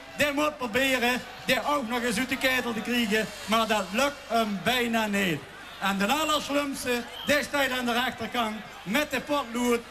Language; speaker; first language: Dutch; native; Dutch